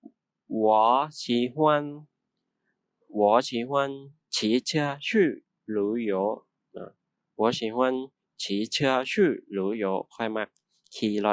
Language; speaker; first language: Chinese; non-native, fluent; Lao